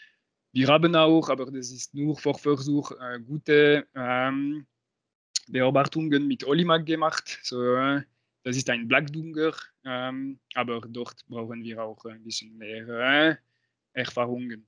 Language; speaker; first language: German; non-native, local second language; French